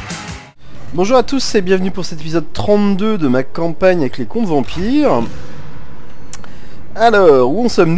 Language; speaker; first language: French; native; French